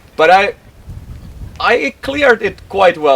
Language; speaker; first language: English; non-native, fluent; Finnish